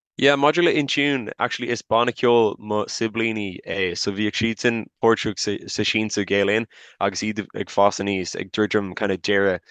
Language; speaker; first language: Irish; non-native, local second language; English